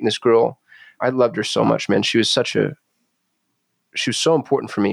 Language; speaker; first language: English; native; English